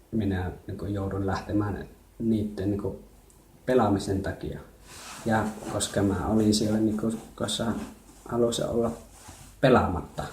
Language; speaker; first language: Finnish; non-native, fluent; Jarai